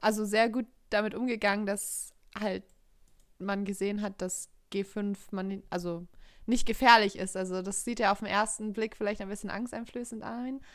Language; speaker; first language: German; native; German